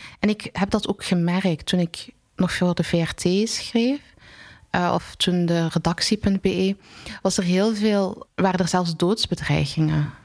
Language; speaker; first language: Dutch; early bilingual, other home language; Arabic